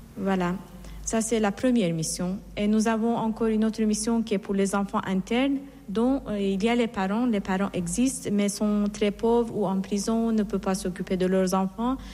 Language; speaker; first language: French; non-native, fluent; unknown